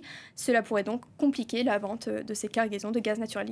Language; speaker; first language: French; native; French